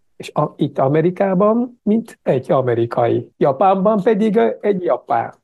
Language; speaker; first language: Hungarian; non-native, fluent; Japanese